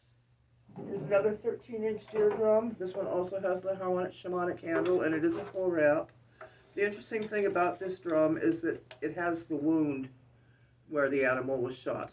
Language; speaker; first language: English; native; English